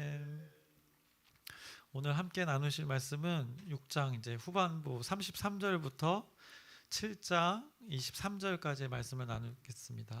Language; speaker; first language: Korean; native; Korean